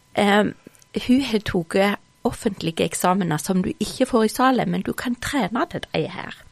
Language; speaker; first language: Norwegian; native; Norwegian